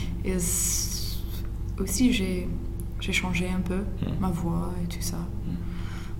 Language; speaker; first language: French; non-native, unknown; English